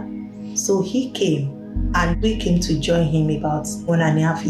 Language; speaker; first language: English; non-native, local second language; Yoruba